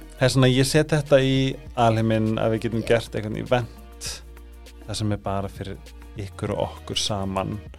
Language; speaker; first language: Icelandic; native; Icelandic